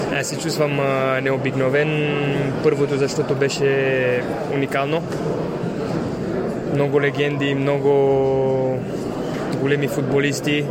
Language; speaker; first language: Bulgarian; non-native, fluent; Romanian